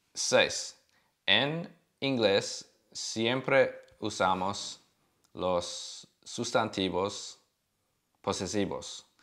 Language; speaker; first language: Spanish; non-native, learner; English